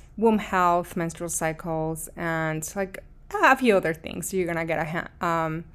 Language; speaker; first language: English; early bilingual, other home language; Spanish